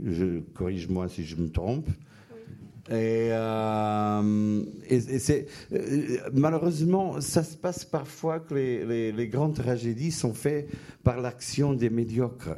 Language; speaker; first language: French; non-native, fluent; Portuguese